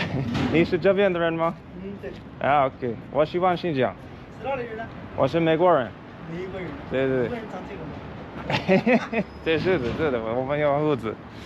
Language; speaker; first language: Chinese; non-native, learner; English